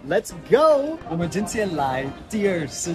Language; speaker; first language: Chinese; non-native, learner; English